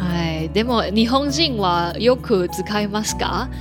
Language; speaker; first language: Japanese; non-native, learner; Chinese